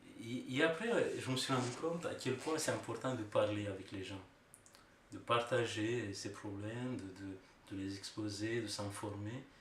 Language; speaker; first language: French; non-native, fluent; Romanian